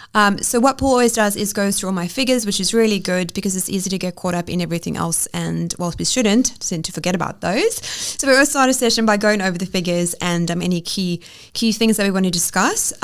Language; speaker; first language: English; native; English